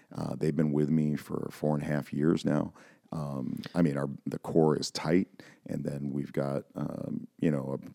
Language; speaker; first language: English; native; English